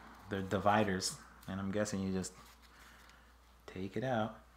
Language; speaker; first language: English; early bilingual, other home language; Spanish